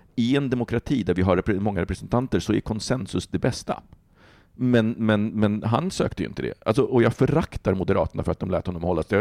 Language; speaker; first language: Swedish; native; Swedish